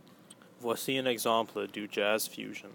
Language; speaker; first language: French; non-native, local second language; English